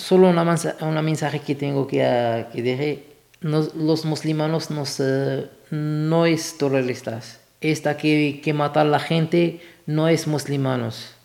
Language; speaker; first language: Spanish; non-native, learner; Arabic